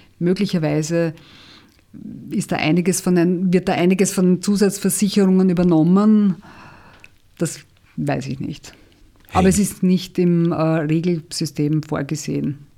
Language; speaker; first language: German; native; German